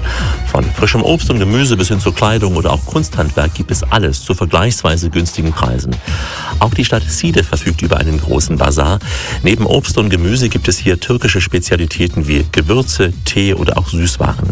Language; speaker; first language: German; native; German